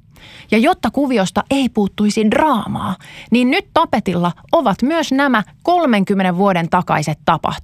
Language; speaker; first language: Finnish; native; Finnish